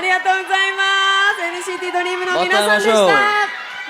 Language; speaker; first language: Japanese; native; Japanese